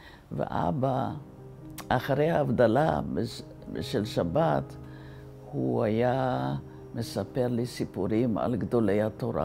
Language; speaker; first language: Hebrew; non-native, fluent; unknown